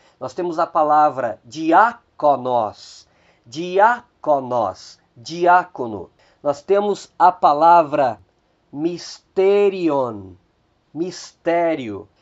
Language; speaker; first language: Portuguese; native; Portuguese